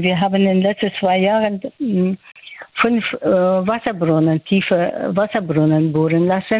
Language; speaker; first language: German; non-native, fluent; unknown